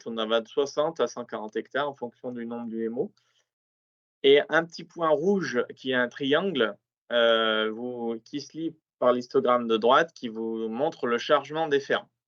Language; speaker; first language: French; native; French